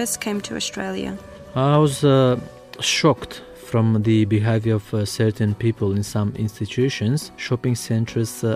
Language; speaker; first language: English; non-native, fluent; Macedonian